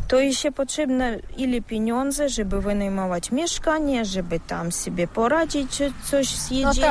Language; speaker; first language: Ukrainian; non-native, local second language; Russian